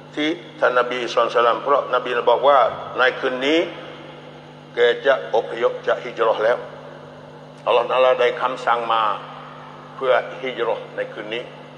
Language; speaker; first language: Thai; non-native, local second language; Malay